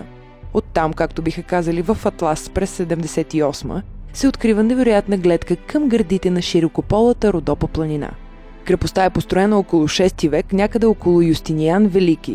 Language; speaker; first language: Bulgarian; native; Bulgarian